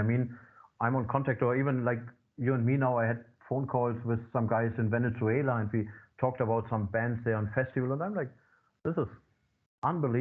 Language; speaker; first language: English; non-native, fluent; German